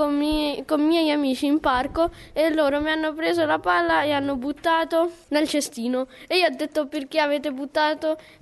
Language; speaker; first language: Italian; early bilingual, other home language; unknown